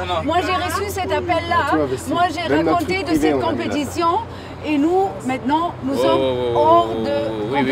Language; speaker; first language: French; non-native, learner; German